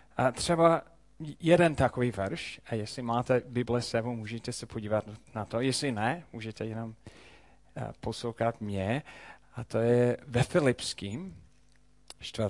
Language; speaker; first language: Czech; non-native, fluent; English